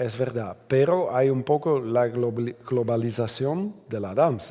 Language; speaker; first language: Spanish; non-native, fluent; Dutch